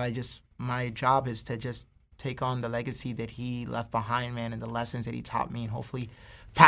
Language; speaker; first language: English; native; English